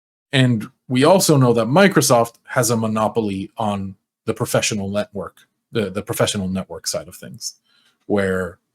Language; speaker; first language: English; native; English